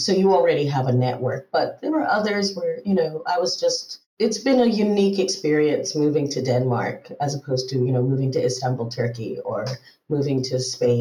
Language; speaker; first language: English; native; English